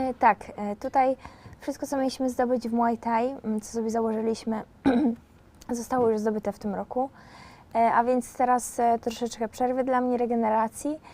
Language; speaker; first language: Polish; native; Polish